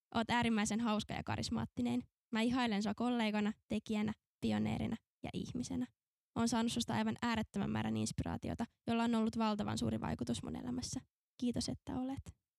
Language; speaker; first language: Finnish; native; Finnish